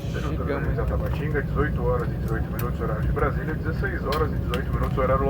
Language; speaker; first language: Portuguese; native; Portuguese